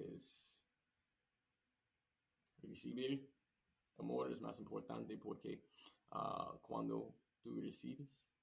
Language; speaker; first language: Spanish; non-native, learner; English